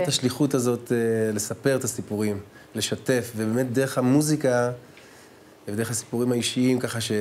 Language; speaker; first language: Hebrew; native; Hebrew